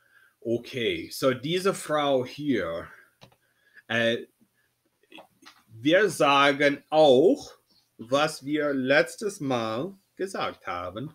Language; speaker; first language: German; non-native, fluent; English